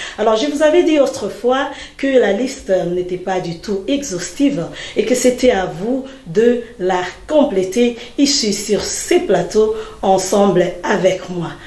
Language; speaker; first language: French; non-native, local second language; Lingala